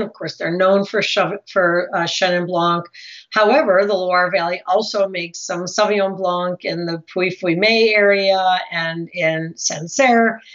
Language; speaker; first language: English; native; English